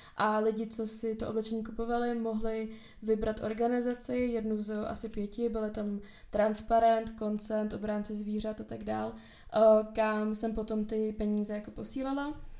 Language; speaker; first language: Czech; native; Czech